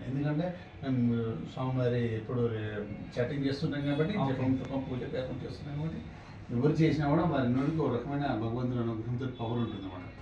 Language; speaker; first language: Telugu; non-native, local second language; Malayalam